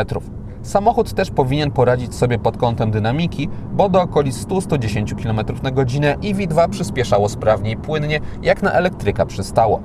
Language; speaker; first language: Polish; native; Polish